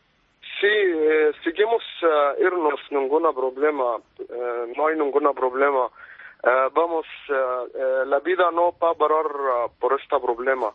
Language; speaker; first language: Spanish; non-native, fluent; Arabic